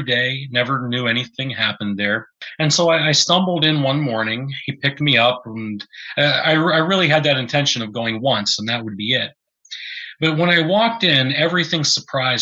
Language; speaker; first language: English; native; English